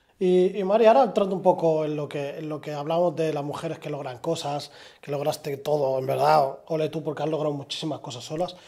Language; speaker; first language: Spanish; early bilingual, other home language; Arabic